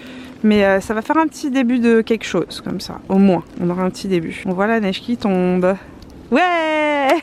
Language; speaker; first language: French; native; French